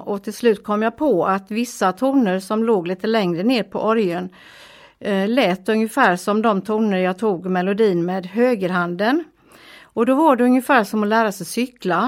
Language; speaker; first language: Swedish; native; Swedish